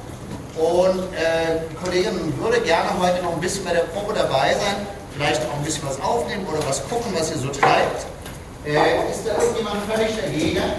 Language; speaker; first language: German; native; German